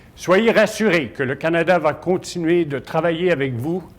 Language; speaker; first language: French; non-native, local second language; English